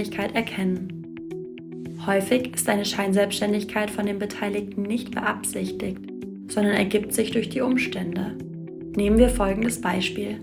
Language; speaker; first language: German; native; German